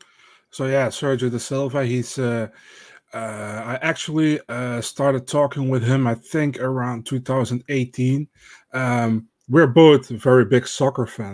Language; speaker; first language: English; non-native, fluent; Dutch